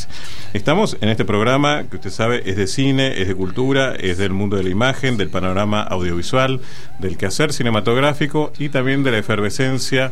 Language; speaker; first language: Spanish; native; Spanish